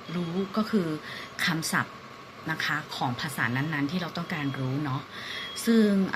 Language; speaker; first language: Thai; native; Thai